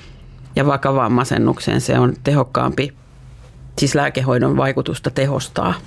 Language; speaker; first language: Finnish; native; Finnish